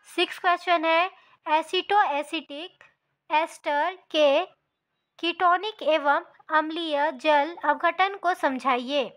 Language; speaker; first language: Hindi; native; Hindi